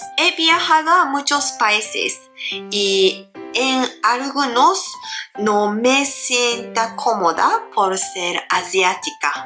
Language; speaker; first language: Spanish; non-native, learner; Japanese